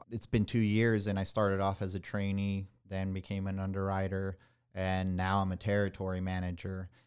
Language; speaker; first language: English; early bilingual, other home language; Spanish